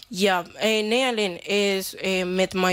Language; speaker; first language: Dutch; non-native, learner; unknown